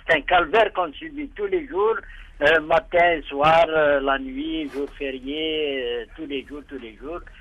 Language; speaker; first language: French; non-native, local second language; Arabic